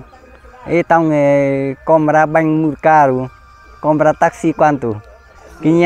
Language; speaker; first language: Portuguese; non-native, learner; Vietnamese